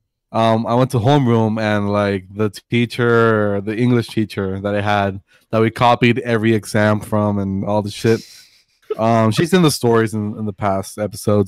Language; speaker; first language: English; non-native, local second language; Spanish